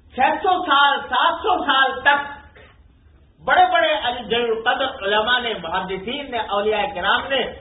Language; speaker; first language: Urdu; native; Urdu